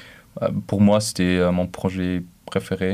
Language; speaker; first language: French; non-native, local second language; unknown